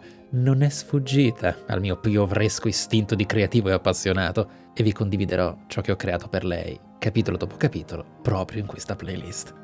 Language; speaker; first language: Italian; native; Italian